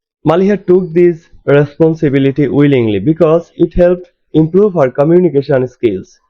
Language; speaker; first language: English; non-native, local second language; Bangla